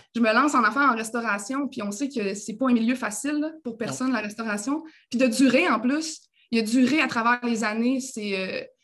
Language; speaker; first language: French; native; French